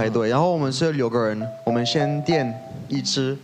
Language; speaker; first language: Chinese; non-native, fluent; French